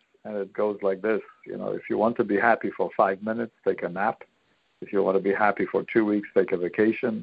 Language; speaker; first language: English; non-native, fluent; Polish